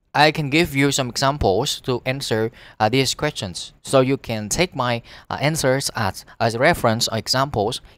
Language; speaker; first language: English; non-native, fluent; Vietnamese